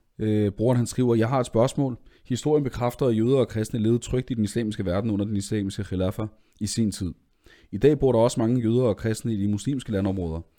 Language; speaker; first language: Danish; early bilingual, other home language; Arabic